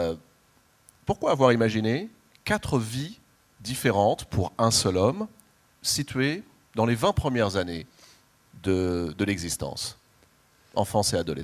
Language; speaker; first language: French; native; French